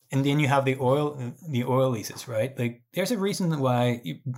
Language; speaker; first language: English; non-native, fluent; Spanish